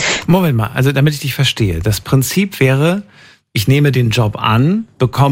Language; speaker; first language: German; native; German